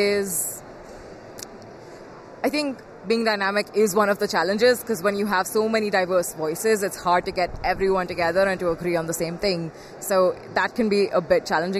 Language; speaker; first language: English; native; English